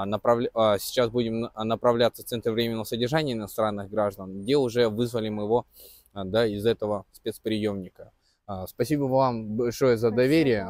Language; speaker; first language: Russian; native; Russian